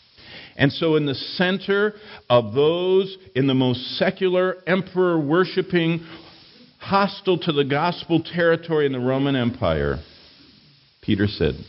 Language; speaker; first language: English; native; English